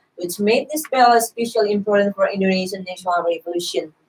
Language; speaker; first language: English; non-native, fluent; Indonesian